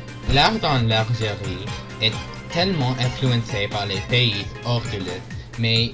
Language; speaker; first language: French; non-native, learner; English